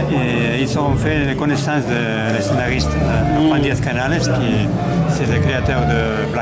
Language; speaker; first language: French; non-native, learner; Catalan